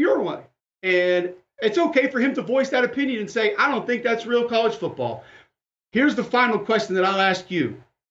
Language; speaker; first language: English; native; English